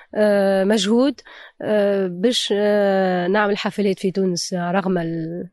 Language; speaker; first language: Arabic; native; Arabic